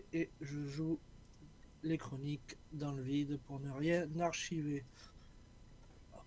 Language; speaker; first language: French; native; French